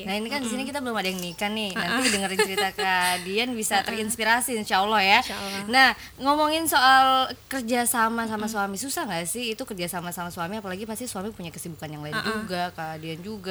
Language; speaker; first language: Indonesian; native; Indonesian